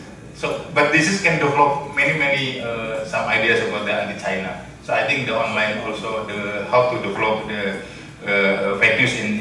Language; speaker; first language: English; non-native, learner; Indonesian